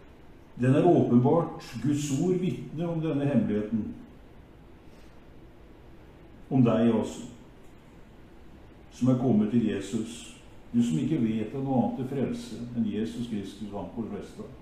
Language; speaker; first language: Norwegian; native; Norwegian